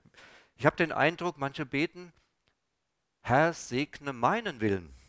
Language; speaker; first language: German; native; German